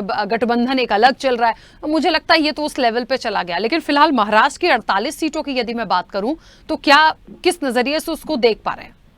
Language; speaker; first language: Hindi; native; Hindi